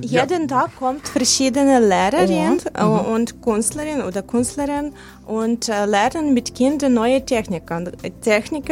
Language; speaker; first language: German; non-native, learner; Ukrainian